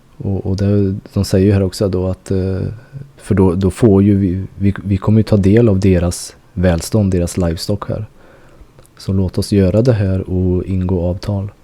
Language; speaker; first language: Swedish; native; Swedish